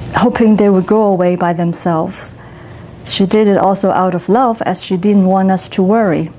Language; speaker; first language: English; non-native, local second language; Cantonese